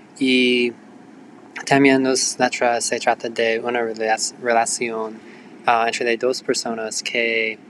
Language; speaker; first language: Spanish; non-native, learner; English